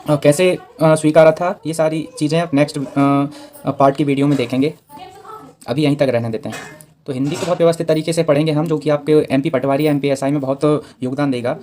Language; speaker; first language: Hindi; native; Hindi